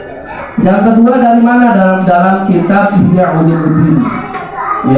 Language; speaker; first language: Indonesian; non-native, local second language; Sundanese